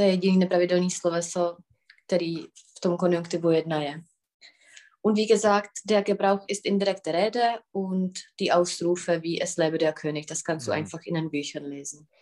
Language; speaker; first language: German; non-native, fluent; Czech